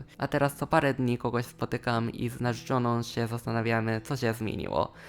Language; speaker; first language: Polish; non-native, fluent; Japanese